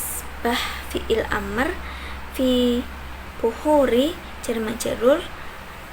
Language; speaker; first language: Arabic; non-native, learner; Indonesian